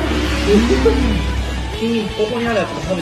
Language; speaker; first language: Japanese; native; Japanese